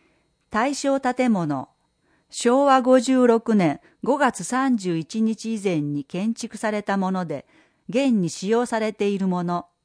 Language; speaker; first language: Japanese; native; Japanese